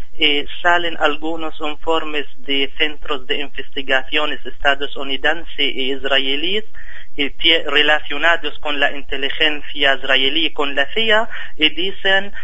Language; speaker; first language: Spanish; non-native, fluent; Arabic